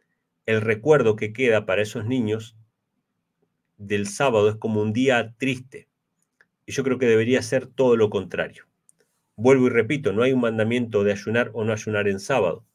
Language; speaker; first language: Spanish; native; Spanish